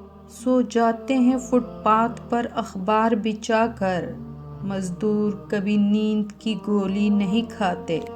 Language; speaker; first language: Urdu; native; Urdu